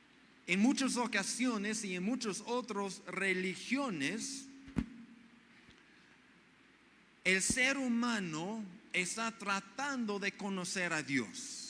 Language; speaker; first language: Spanish; non-native, fluent; English